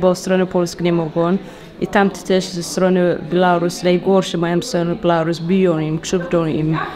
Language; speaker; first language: Polish; non-native, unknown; Tigrinya